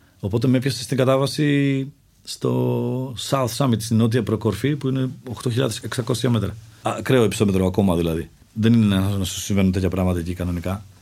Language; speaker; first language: Greek; early bilingual, other home language; Czech